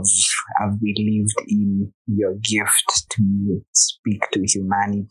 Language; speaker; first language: English; non-native, local second language; Swahili